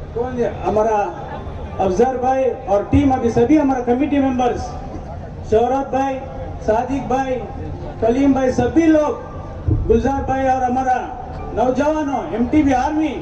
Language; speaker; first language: Hindi; non-native, local second language; Kannada